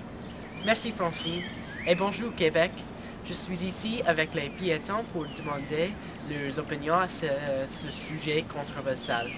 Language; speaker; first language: French; non-native, learner; English